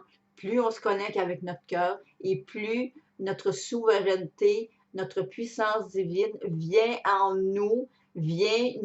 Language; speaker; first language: French; native; French